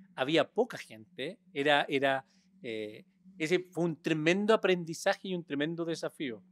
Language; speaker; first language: Spanish; native; Spanish